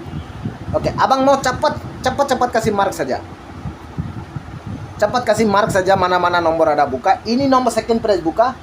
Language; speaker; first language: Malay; non-native, learner; Bangla